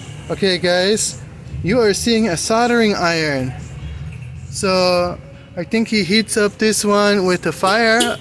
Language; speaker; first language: English; native; English